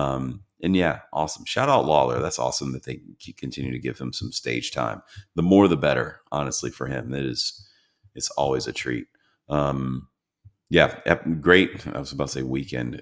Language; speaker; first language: English; native; English